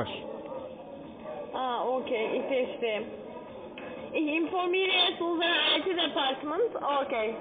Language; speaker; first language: German; non-native, learner; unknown